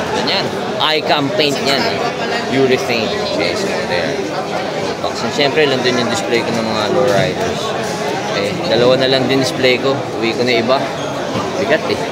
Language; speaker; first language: Filipino; native; Filipino